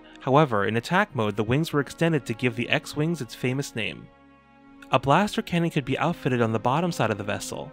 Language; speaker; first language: English; native; English